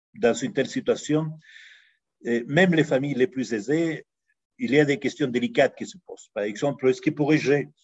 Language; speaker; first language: French; non-native, fluent; Spanish